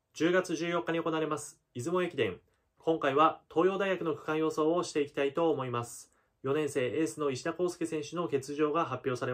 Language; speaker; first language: Japanese; native; Japanese